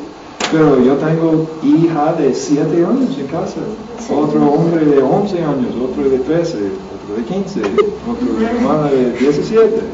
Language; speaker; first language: Spanish; non-native, learner; English